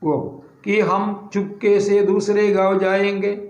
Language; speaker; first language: Hindi; non-native, local second language; Malayalam